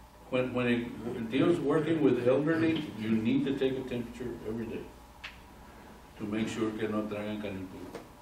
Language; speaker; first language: English; early bilingual, other home language; Spanish